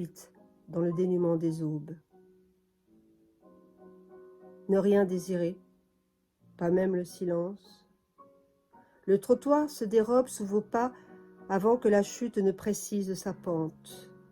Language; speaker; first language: French; native; French